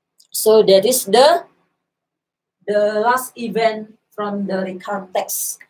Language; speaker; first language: English; non-native, fluent; Indonesian